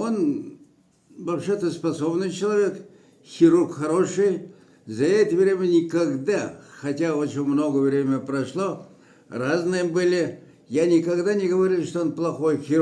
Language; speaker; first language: Russian; non-native, local second language; Kyrgyz